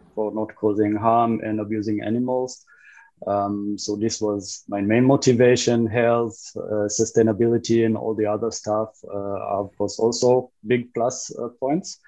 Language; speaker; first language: English; non-native, fluent; Hebrew